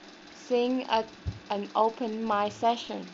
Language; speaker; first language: English; non-native, learner; Vietnamese